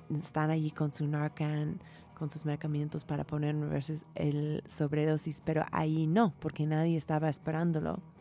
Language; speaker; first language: Spanish; non-native, fluent; English